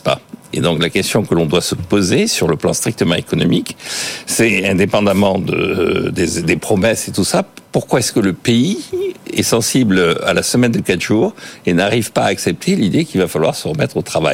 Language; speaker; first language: French; native; French